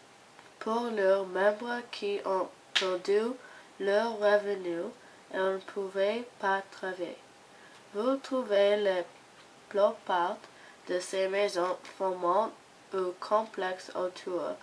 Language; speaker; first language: French; non-native, learner; English